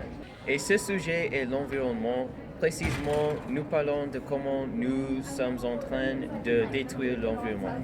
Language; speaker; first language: French; non-native, learner; English